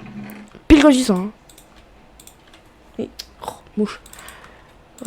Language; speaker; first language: French; native; French